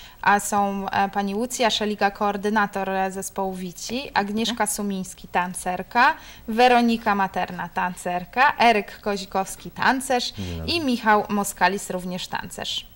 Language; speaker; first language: Polish; native; Polish